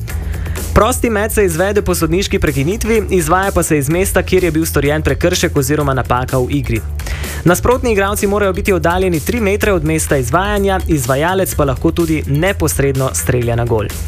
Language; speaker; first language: Slovenian; native; Slovenian